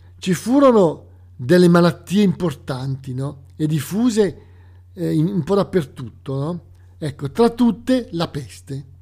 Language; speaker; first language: Italian; native; Italian